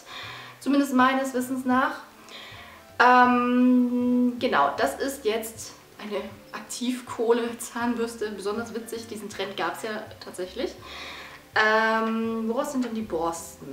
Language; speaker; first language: German; native; German